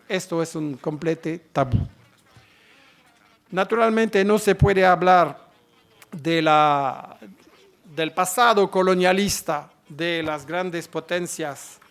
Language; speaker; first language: Spanish; non-native, fluent; French